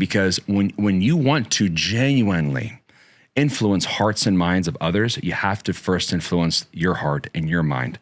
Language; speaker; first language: English; native; English